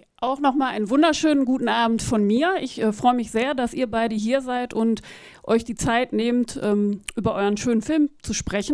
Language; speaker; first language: German; native; German